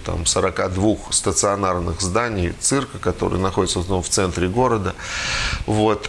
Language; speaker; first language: Russian; native; Russian